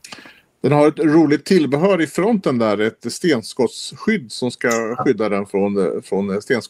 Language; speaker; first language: Swedish; native; Swedish